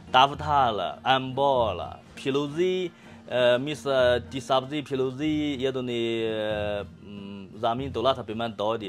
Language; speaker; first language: Persian; non-native, learner; Chinese